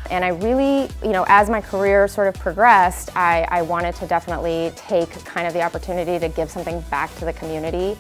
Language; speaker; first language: English; early bilingual, other home language; Spanish